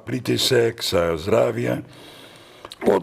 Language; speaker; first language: Macedonian; non-native, fluent; Dutch